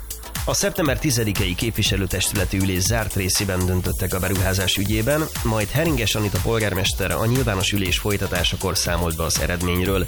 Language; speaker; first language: Hungarian; native; Hungarian